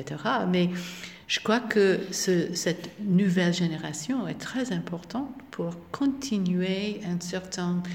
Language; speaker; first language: French; non-native, fluent; English